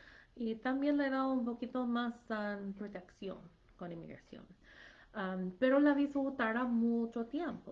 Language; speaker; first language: Spanish; non-native, fluent; English